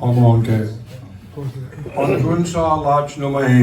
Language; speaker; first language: German; early bilingual, heritage; English